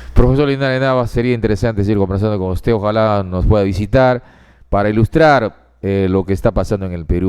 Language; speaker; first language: Spanish; native; Spanish